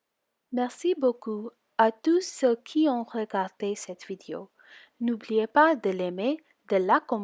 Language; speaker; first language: French; non-native, learner; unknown